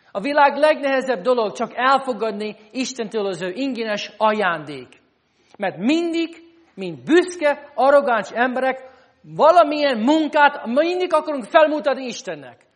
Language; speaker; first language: Hungarian; non-native, fluent; English